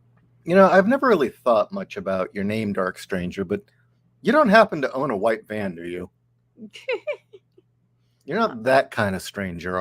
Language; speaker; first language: English; native; English